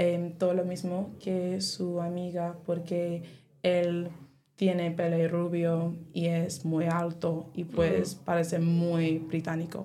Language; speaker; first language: Spanish; non-native, learner; English